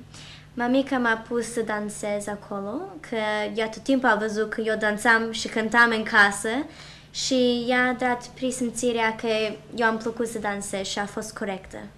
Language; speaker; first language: Romanian; early bilingual, heritage; Romanian